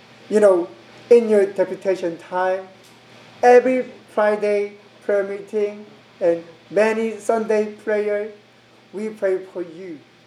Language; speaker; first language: English; non-native, learner; Korean